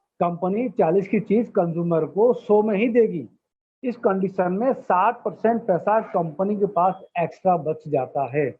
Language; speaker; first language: Hindi; native; Hindi